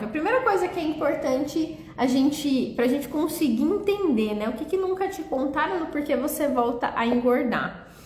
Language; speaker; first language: Portuguese; native; Portuguese